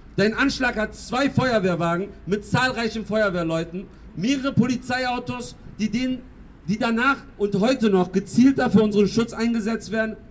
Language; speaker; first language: German; early bilingual, other home language; Kurdish